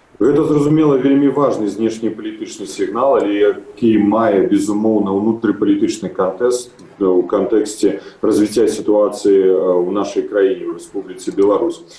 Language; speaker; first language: Belarusian; native; Belarusian